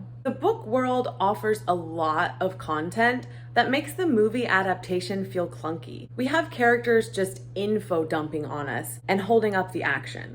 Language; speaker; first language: English; native; English